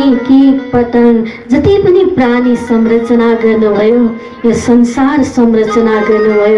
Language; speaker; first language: Nepali; native; Nepali